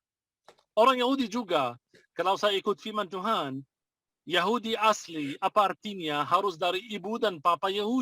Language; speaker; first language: Indonesian; non-native, fluent; Arabic